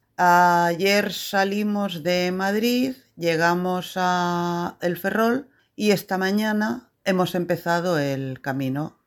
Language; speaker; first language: Spanish; native; Spanish